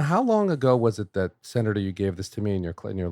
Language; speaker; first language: English; native; English